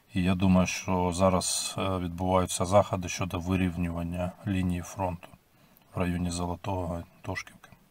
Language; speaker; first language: Ukrainian; native; Ukrainian